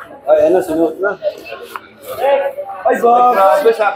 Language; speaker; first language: Filipino; native; Filipino